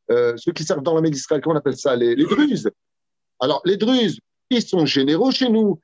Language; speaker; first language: French; native; French